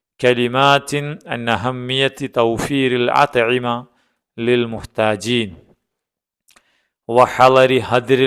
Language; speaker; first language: Arabic; non-native, fluent; Malayalam